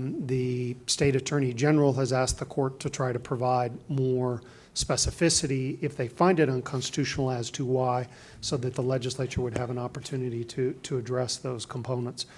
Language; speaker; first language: English; native; English